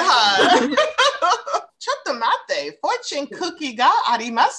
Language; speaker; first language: Japanese; non-native, learner; English